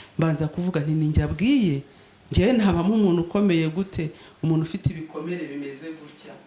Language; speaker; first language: Kinyarwanda; native; Kinyarwanda